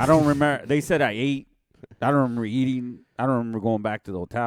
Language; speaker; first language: English; native; English